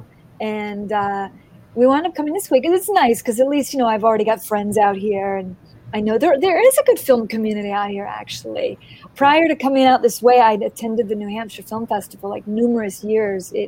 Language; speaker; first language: English; native; English